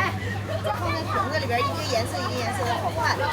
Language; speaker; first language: Chinese; native; Chinese